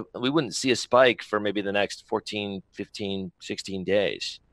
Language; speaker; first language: English; native; English